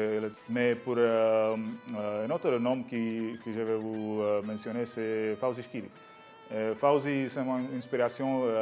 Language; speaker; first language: French; non-native, learner; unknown